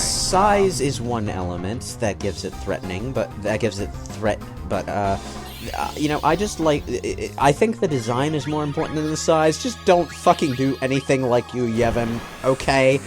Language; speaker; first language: English; native; English